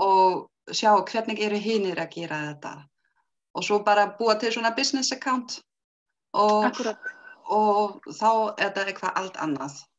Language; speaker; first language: Icelandic; non-native, learner; German